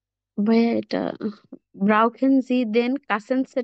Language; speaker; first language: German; non-native, learner; Bangla